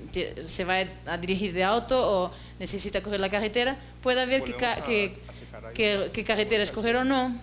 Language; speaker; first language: Spanish; non-native, fluent; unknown